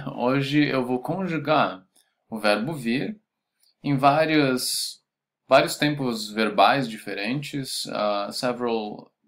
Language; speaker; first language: Portuguese; native; Portuguese